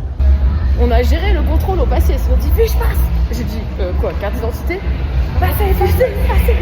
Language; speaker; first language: French; native; French